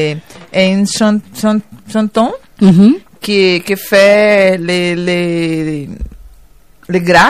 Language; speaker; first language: French; non-native, learner; Portuguese